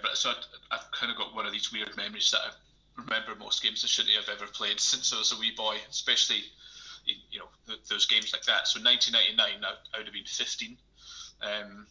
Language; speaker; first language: English; native; English